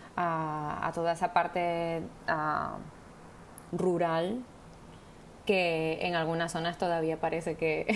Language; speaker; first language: Spanish; native; Spanish